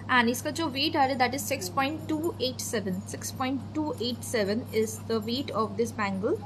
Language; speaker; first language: Hindi; non-native, local second language; Bangla